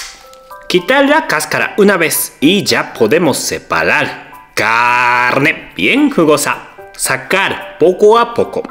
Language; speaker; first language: Spanish; non-native, learner; Japanese